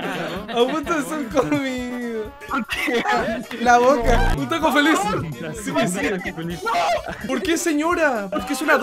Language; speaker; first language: Spanish; native; Spanish